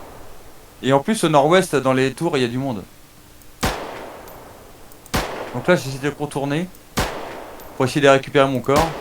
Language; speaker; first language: French; native; French